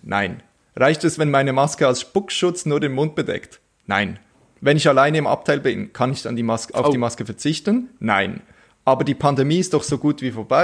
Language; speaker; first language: German; native; German